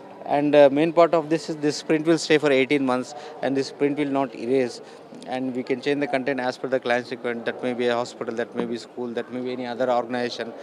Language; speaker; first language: English; non-native, local second language; Telugu